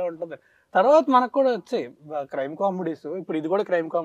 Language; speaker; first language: Telugu; native; Telugu